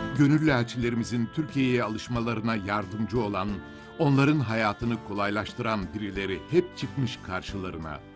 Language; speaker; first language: Turkish; native; Turkish